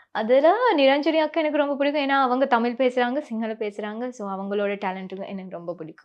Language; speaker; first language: Tamil; non-native, local second language; Sinhala